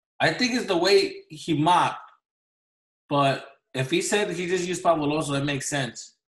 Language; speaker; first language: English; early bilingual, other home language; Spanish